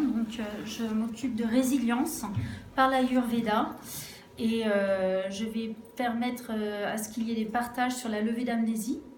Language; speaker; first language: French; native; French